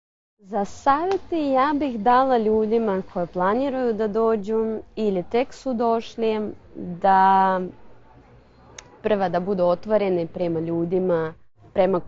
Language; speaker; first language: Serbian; non-native, fluent; Russian